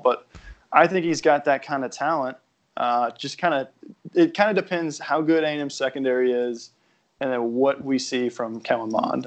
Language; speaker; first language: English; native; English